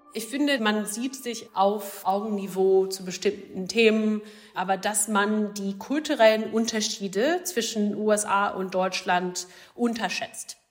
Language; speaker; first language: German; non-native, fluent; English